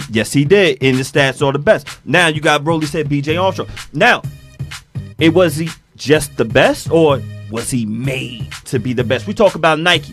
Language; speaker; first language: English; native; English